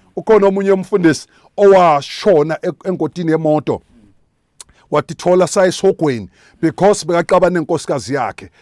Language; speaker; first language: Zulu; non-native, local second language; Swati